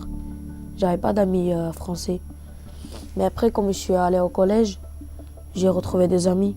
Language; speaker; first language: French; early bilingual, other home language; Bulgarian